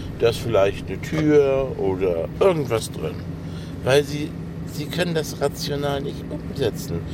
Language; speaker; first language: German; native; German